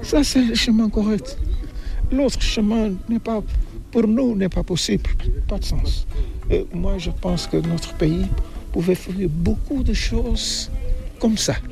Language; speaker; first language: French; non-native, learner; Kabuverdianu